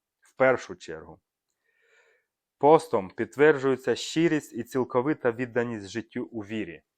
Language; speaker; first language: Ukrainian; native; Ukrainian